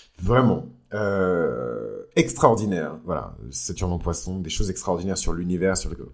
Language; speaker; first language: French; early bilingual, other home language; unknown